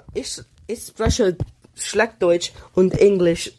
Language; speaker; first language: German; non-native, learner; English